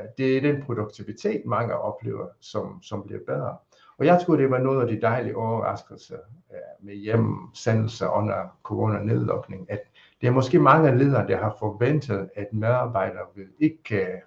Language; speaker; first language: Danish; non-native, fluent; English